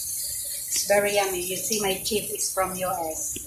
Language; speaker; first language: English; non-native, learner; Filipino